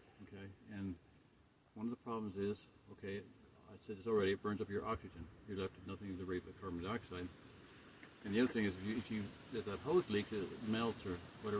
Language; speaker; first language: English; native; English